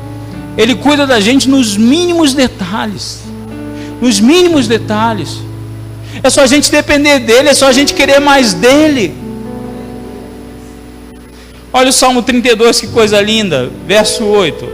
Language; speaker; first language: Portuguese; native; Portuguese